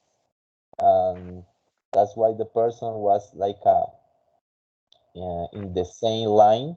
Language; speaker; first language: English; non-native, fluent; Spanish